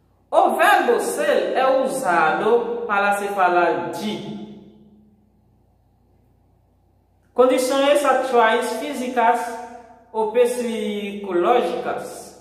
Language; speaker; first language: Portuguese; non-native, fluent; Haitian Creole